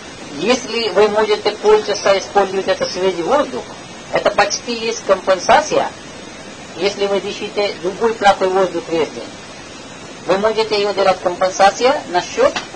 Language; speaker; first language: Russian; non-native, learner; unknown